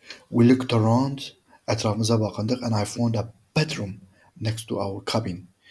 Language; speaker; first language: English; non-native, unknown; Turkish